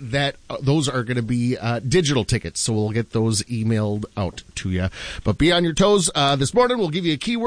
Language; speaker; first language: English; native; English